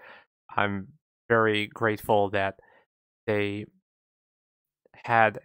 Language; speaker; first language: English; native; English